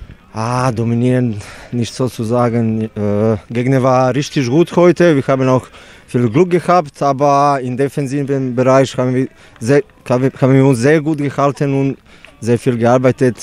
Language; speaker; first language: German; non-native, fluent; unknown